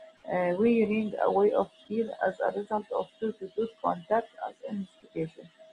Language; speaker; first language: English; non-native, fluent; Arabic